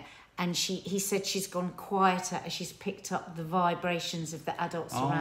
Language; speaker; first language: English; native; English